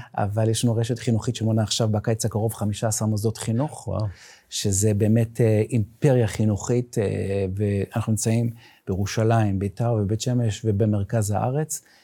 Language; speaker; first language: Hebrew; non-native, local second language; Yiddish